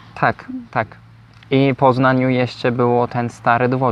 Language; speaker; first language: Polish; non-native, learner; Turkish